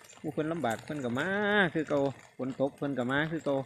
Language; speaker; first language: Thai; non-native, local second language; Lao